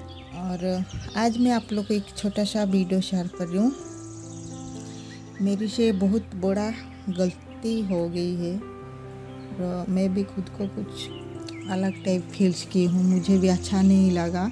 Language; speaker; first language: Hindi; non-native, local second language; Odia